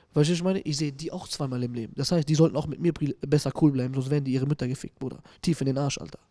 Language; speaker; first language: German; native; German